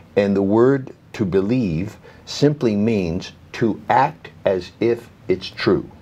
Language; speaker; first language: English; native; English